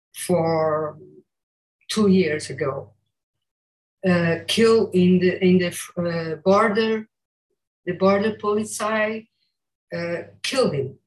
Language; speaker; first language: English; non-native, learner; Portuguese